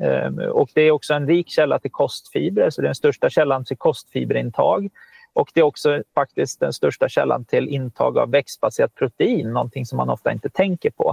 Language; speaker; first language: Swedish; native; Swedish